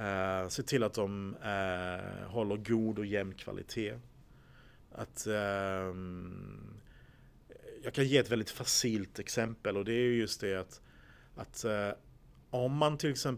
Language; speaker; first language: Swedish; native; Swedish